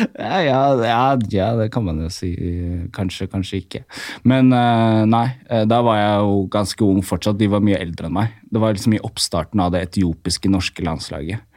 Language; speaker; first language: Norwegian; early bilingual, other home language; Amharic